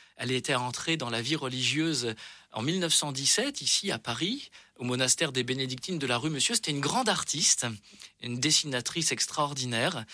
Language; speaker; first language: French; native; French